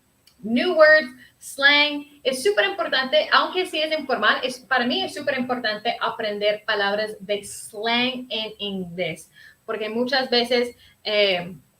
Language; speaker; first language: Spanish; early bilingual, heritage; Spanish